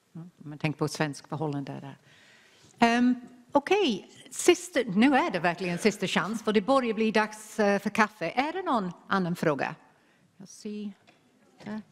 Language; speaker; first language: Swedish; non-native, fluent; English